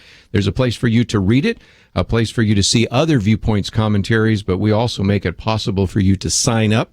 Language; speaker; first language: English; native; English